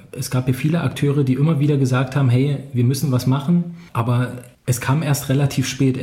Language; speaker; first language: German; native; German